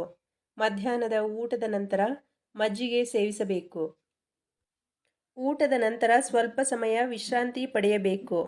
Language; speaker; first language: Kannada; native; Kannada